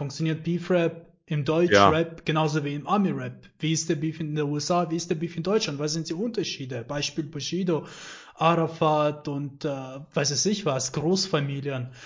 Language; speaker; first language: German; native; German